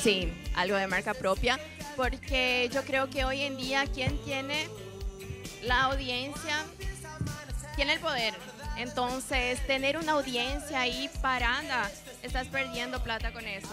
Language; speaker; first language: Spanish; non-native, local second language; Portuguese